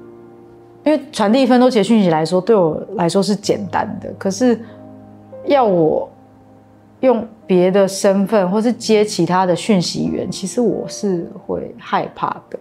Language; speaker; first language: Chinese; native; Chinese